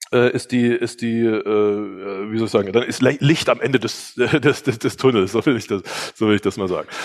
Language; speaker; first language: German; early bilingual, other home language; Hungarian